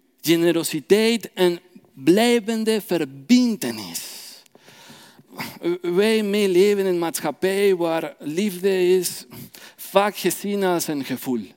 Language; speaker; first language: Dutch; non-native, fluent; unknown